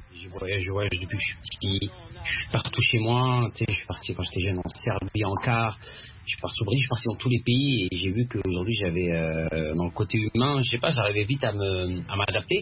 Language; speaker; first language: French; early bilingual, other home language; Arabic